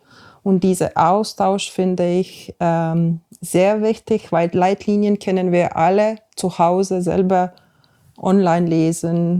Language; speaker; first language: German; non-native, fluent; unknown